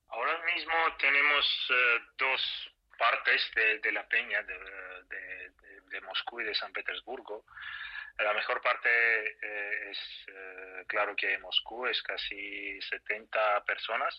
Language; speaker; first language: Spanish; non-native, fluent; Russian